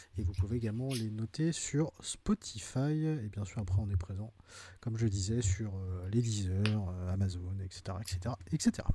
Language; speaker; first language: French; native; French